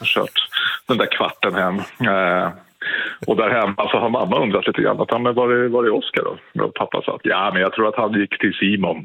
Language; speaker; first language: Swedish; native; Swedish